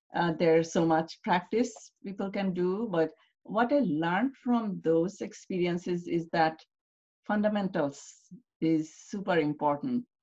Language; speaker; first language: English; non-native, local second language; Bangla